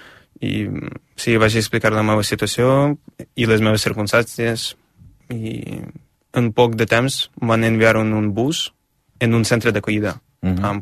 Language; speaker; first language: Catalan; non-native, fluent; Ukrainian